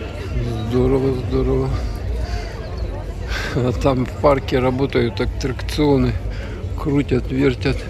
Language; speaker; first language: Russian; native; Russian